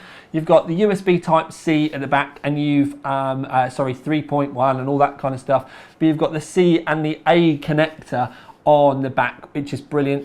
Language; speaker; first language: English; native; English